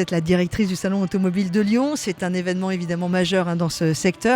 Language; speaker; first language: French; native; French